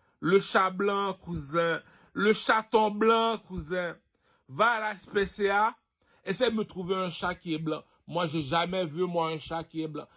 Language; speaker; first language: French; non-native, local second language; Haitian Creole